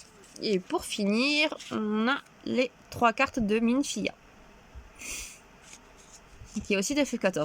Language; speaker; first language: French; native; French